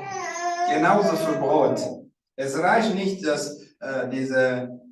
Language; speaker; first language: German; non-native, fluent; Rundi